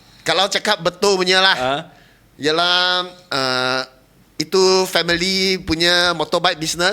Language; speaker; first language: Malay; non-native, local second language; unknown